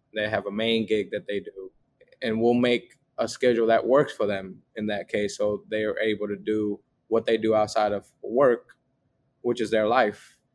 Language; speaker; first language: English; early bilingual, other home language; Vietnamese